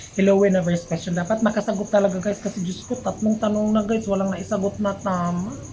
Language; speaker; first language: Filipino; non-native, local second language; Cebuano